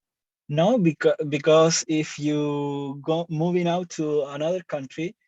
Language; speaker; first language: English; non-native, learner; Spanish